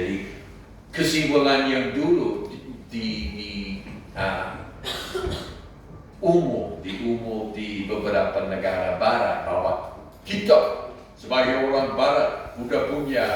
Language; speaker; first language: Indonesian; non-native, fluent; English